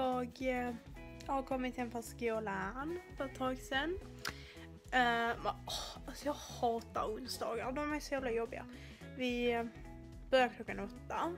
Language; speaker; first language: Swedish; native; Swedish